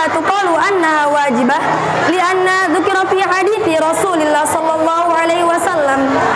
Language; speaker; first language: Arabic; non-native, learner; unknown